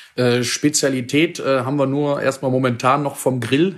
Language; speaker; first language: German; native; German